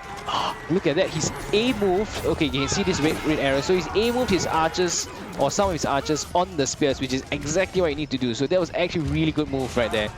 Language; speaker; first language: English; native; English